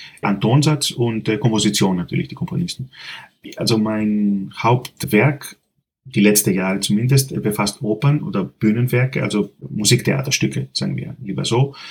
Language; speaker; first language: German; non-native, fluent; Greek